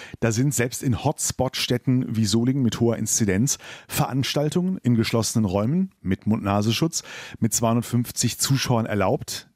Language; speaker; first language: German; native; German